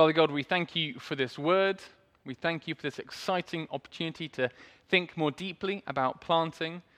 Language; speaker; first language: English; native; English